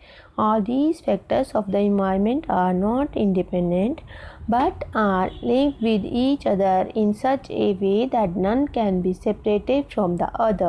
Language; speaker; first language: English; non-native, local second language; Hindi